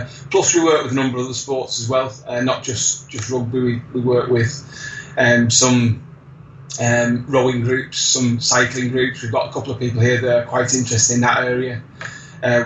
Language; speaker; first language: English; native; English